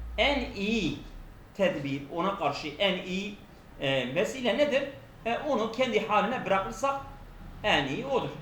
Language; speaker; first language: Turkish; non-native, local second language; Kurdish